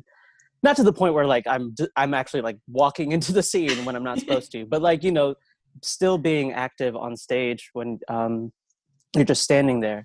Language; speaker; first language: English; native; English